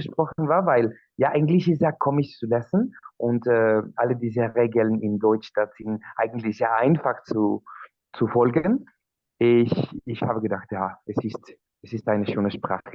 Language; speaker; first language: German; non-native, learner; Spanish